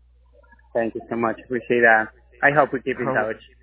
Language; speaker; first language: English; non-native, fluent; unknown